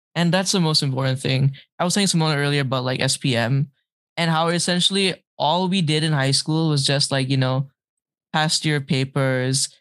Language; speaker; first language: English; non-native, local second language; Malay